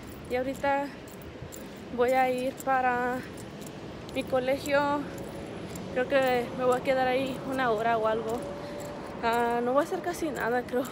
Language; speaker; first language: Spanish; early bilingual, heritage; Spanish